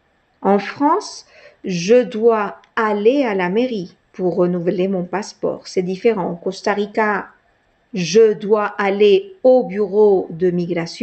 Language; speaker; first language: French; non-native, fluent; Spanish